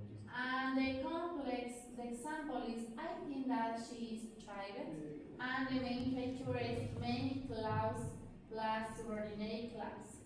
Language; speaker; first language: English; non-native, learner; Spanish